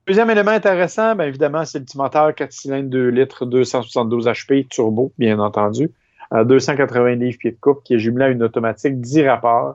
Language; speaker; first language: French; native; French